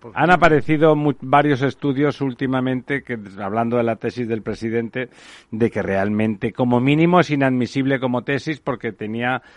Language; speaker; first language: Spanish; native; Spanish